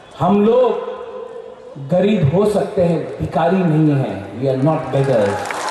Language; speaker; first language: Hindi; non-native, local second language; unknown